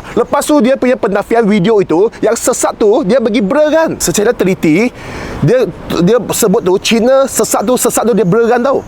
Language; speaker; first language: Malay; non-native, local second language; Chinese